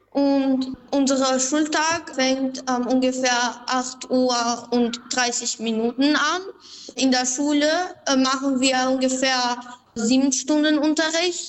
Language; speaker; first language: German; non-native, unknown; Albanian